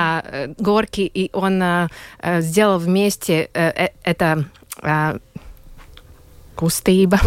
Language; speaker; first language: Russian; non-native, local second language; Latvian